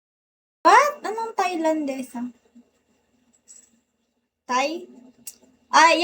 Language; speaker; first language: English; non-native, local second language; Filipino